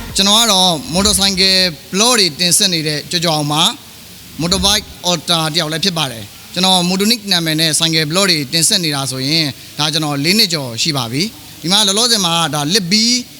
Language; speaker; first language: Burmese; native; Burmese